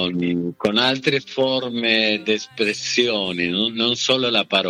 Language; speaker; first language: Italian; non-native, fluent; Spanish